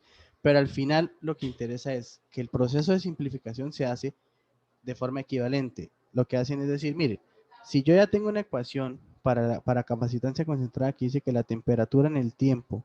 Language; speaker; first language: Spanish; native; Spanish